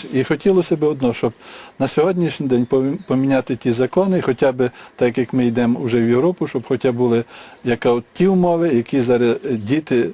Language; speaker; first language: Ukrainian; native; Ukrainian